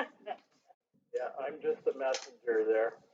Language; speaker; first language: English; native; English